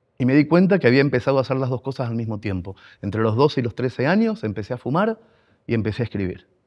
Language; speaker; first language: Spanish; native; Spanish